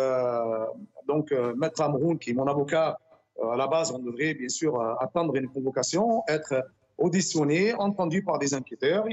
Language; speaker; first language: French; non-native, local second language; Arabic